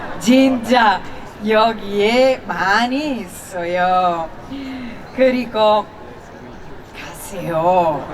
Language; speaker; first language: Korean; non-native, learner; Italian